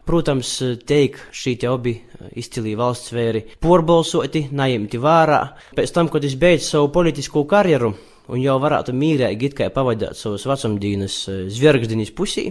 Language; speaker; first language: Latvian; native; Latvian